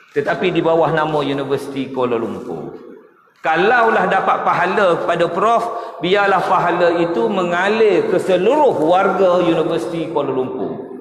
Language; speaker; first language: Malay; native; Malay